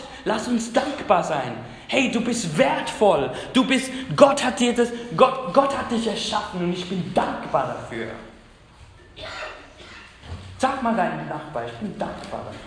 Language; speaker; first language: German; non-native, fluent; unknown